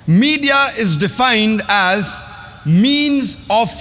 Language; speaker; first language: English; non-native, local second language; Urdu